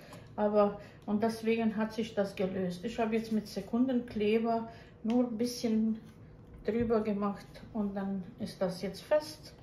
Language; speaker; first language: German; non-native, fluent; Croatian